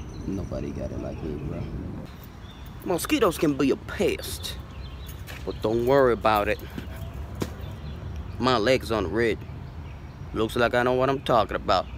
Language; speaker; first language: English; native; English